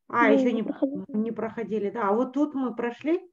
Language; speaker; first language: Russian; native; Russian